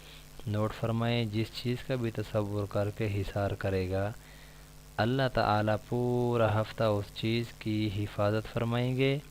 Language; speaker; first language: Urdu; native; Urdu